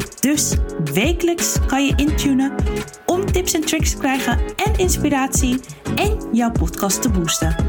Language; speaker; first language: Dutch; native; Dutch